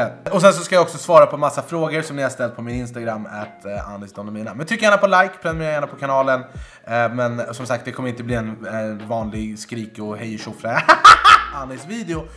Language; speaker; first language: Swedish; native; Swedish